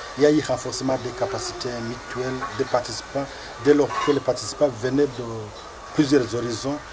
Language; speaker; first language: French; non-native, local second language; Rundi